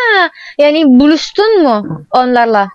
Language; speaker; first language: Turkish; non-native, learner; Indonesian